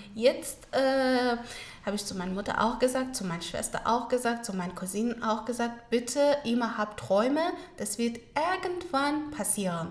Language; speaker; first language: German; non-native, learner; Pashto